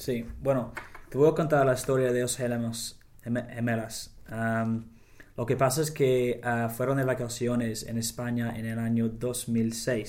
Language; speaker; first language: Spanish; non-native, learner; English